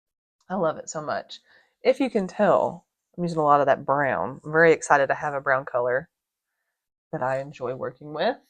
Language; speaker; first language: English; native; English